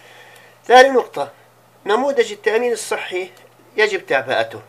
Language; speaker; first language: Arabic; native; Arabic